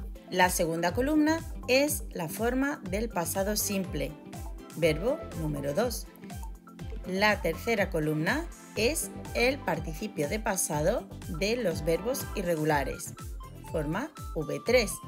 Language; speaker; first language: Spanish; native; Spanish